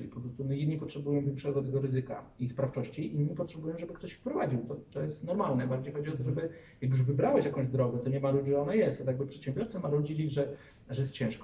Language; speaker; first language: Polish; native; Polish